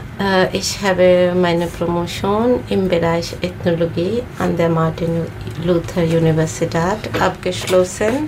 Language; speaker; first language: German; non-native, learner; Bangla